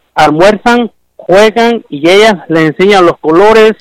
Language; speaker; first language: Spanish; non-native, local second language; Mixtepec Mixtec